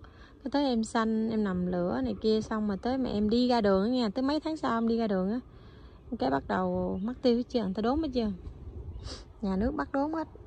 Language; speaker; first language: Vietnamese; native; Vietnamese